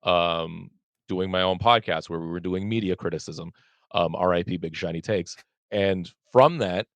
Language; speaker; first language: English; native; English